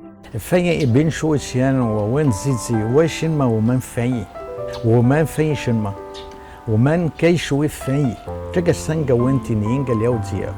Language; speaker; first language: Chinese; non-native, fluent; Arabic